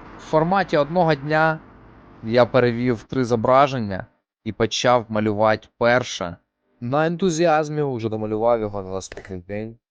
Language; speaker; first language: Ukrainian; non-native, local second language; Russian